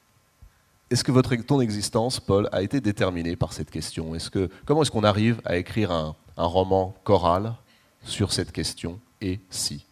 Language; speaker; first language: French; native; French